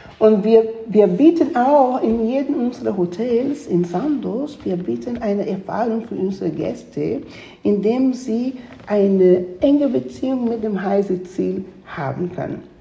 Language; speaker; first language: German; non-native, fluent; Portuguese